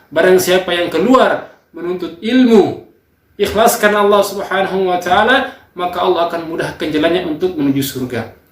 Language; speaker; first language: Indonesian; native; Indonesian